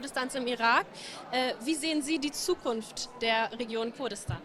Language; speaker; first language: German; non-native, fluent; Kurdish